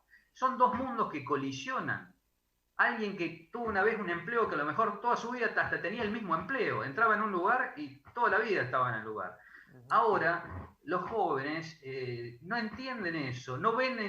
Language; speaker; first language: Spanish; native; Spanish